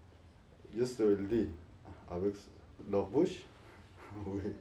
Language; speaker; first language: French; non-native, learner; Arabic